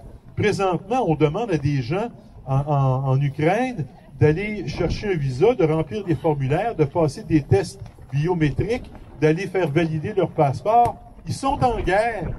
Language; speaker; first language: French; native; French